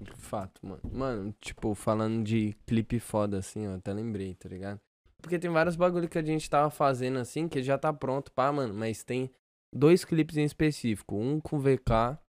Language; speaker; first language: Portuguese; native; Portuguese